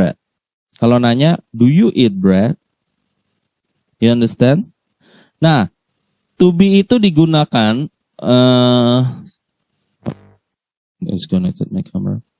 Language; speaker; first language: English; non-native, learner; Indonesian